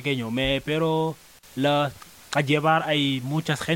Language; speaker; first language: Spanish; non-native, learner; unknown